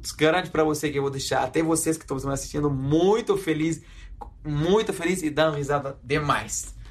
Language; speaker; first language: Portuguese; non-native, fluent; Arabic